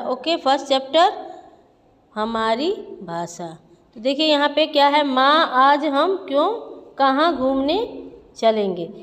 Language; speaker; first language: Hindi; native; Hindi